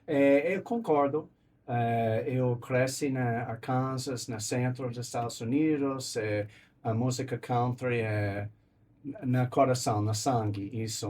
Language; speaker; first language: Portuguese; non-native, learner; English